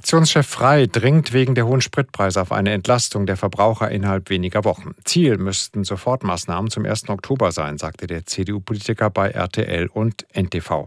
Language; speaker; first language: German; native; German